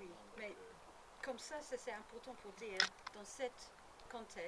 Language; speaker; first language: French; non-native, learner; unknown